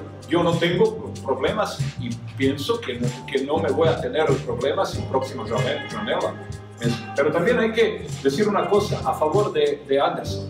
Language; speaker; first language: Spanish; non-native, fluent; Croatian